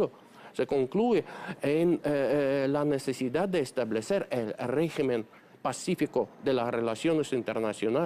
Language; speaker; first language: Spanish; non-native, fluent; Russian